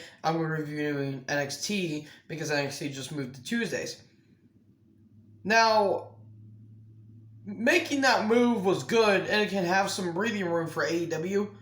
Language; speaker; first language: English; native; English